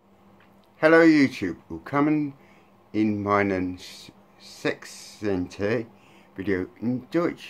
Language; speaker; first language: German; non-native, learner; English